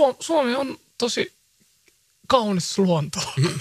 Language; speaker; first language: Finnish; non-native, local second language; Somali